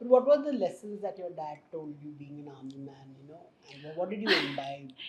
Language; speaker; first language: English; non-native, local second language; Hindi